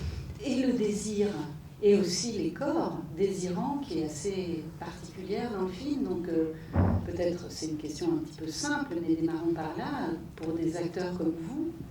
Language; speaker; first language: French; native; French